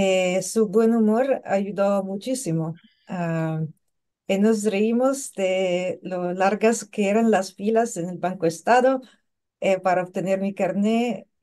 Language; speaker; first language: Spanish; non-native, learner; English